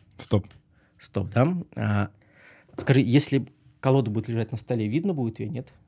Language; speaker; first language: Russian; native; Russian